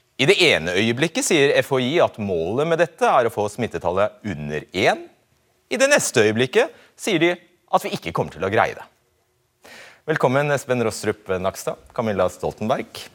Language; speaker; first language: Norwegian; native; Norwegian